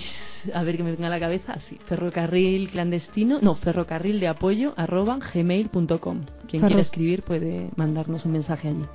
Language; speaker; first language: Spanish; native; Spanish